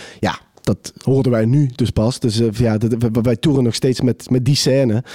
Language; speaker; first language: Dutch; native; Dutch